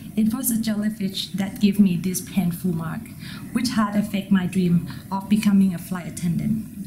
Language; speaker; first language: English; non-native, fluent; Thai